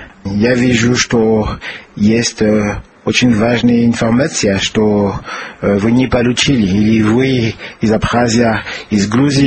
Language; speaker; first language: Russian; non-native, learner; French